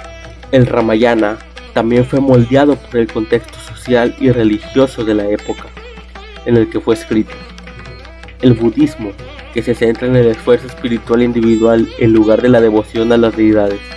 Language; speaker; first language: Spanish; native; Spanish